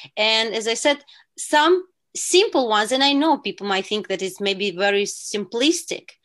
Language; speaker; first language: English; non-native, fluent; Uzbek